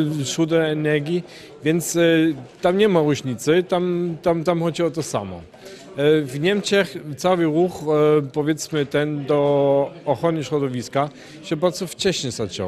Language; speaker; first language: Polish; non-native, fluent; German